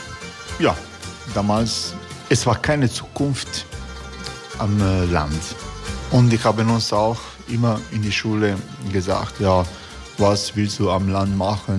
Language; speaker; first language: German; non-native, learner; Croatian